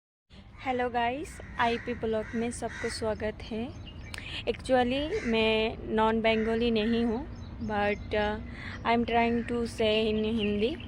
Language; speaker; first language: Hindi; non-native, learner; Bangla